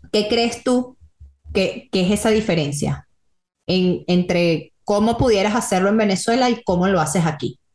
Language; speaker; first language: Spanish; native; Spanish